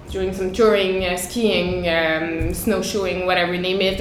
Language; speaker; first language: English; native; English